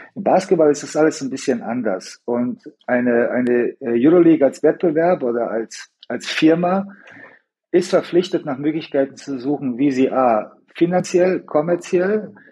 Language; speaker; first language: German; early bilingual, other home language; Bosnian